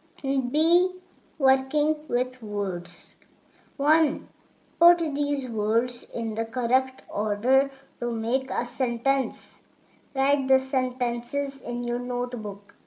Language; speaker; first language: English; non-native, local second language; Urdu